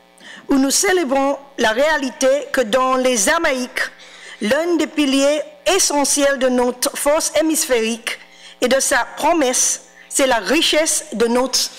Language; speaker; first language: French; non-native, fluent; English